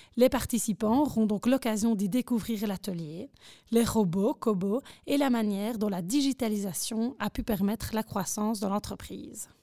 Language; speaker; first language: French; native; French